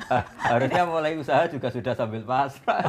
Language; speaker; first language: Indonesian; native; Indonesian